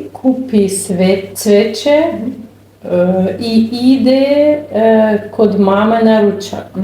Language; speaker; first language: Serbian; non-native, learner; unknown